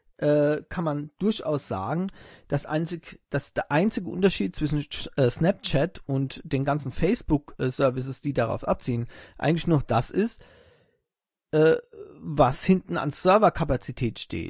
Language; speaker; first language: German; native; German